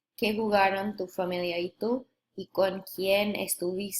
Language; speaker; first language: Spanish; non-native, fluent; English